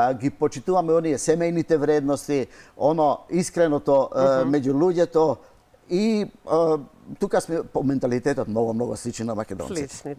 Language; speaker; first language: Macedonian; non-native, fluent; Hungarian